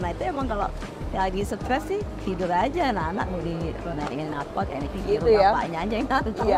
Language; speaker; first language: Indonesian; native; Indonesian